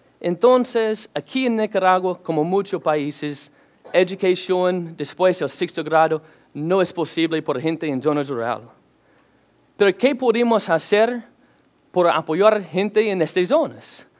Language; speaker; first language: Spanish; non-native, learner; English